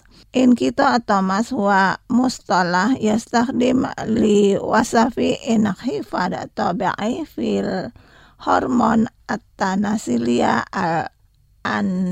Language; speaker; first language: Arabic; non-native, learner; Indonesian